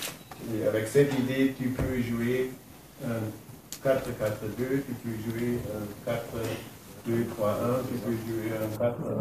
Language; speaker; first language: French; non-native, fluent; German